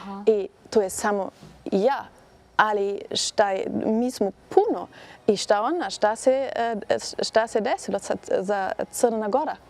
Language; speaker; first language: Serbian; non-native, learner; German